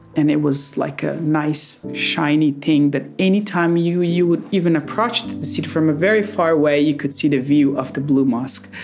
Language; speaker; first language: English; non-native, fluent; Persian